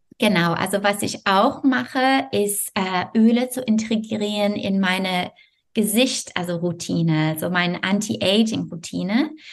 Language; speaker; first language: German; non-native, fluent; French